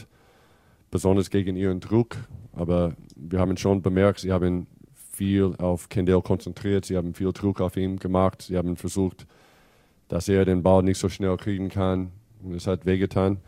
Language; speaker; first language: German; non-native, fluent; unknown